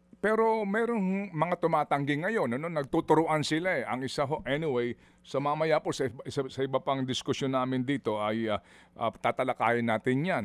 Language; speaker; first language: Filipino; native; Filipino